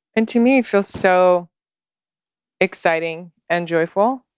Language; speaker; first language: English; non-native, fluent; Russian